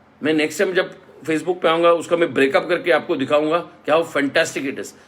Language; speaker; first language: Hindi; non-native, local second language; Marathi